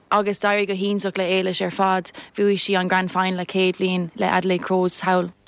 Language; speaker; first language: Irish; non-native, local second language; English